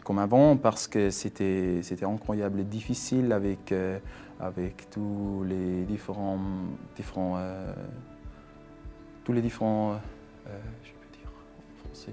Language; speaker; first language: French; non-native, fluent; Swiss German